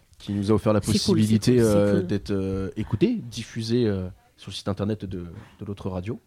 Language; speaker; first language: French; native; French